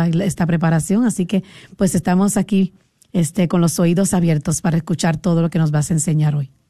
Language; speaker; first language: Spanish; native; Spanish